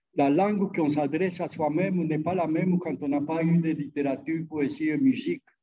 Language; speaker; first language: French; non-native, fluent; Spanish